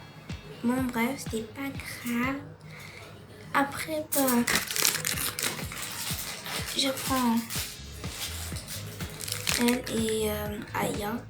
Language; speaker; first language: French; native; French